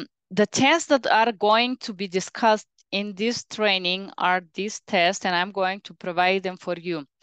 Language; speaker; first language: English; non-native, fluent; Bulgarian